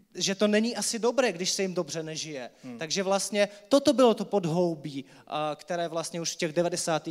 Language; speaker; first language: Czech; non-native, fluent; Russian